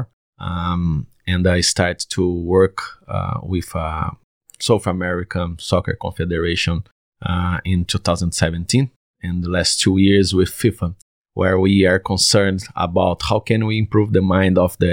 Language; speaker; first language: English; non-native, learner; Portuguese